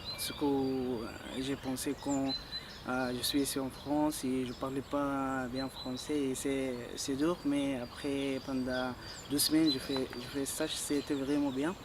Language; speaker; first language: French; non-native, learner; Arabic